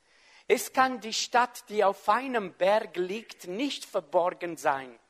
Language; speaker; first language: German; non-native, fluent; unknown